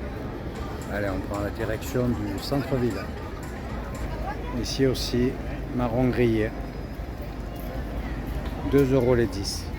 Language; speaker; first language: French; native; French